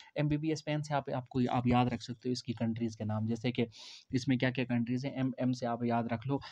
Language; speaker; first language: Hindi; non-native, local second language; Kashmiri